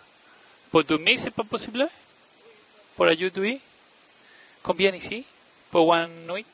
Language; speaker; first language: French; non-native, learner; Spanish